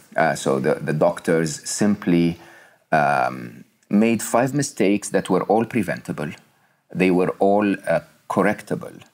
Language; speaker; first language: English; non-native, fluent; Arabic